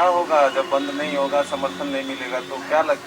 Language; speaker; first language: Hindi; native; Hindi